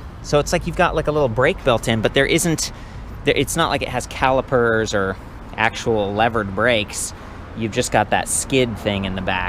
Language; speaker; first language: English; native; English